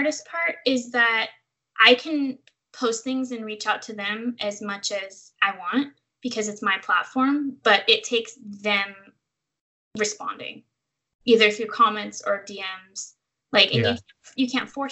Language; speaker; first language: English; native; English